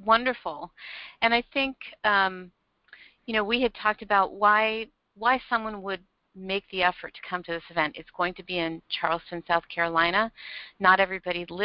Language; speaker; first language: English; native; English